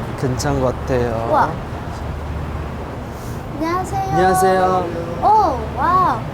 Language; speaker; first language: Korean; non-native, fluent; Chinese